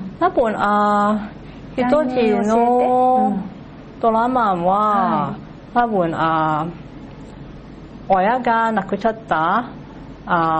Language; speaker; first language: Japanese; non-native, learner; Cantonese